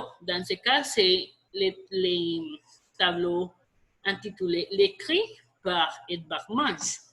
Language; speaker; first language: French; non-native, fluent; Spanish